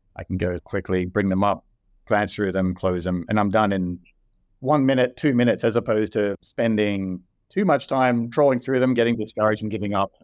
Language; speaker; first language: English; native; English